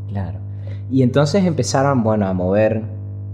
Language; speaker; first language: Spanish; native; Spanish